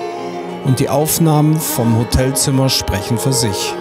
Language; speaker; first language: German; native; German